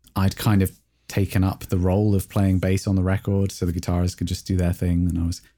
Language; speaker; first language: English; native; English